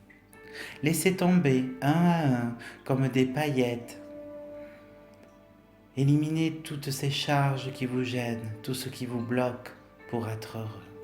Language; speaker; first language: French; native; French